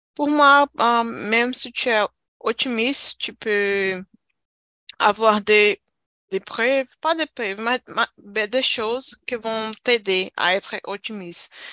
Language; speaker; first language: French; non-native, learner; Portuguese